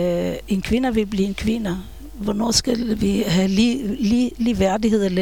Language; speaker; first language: Danish; non-native, fluent; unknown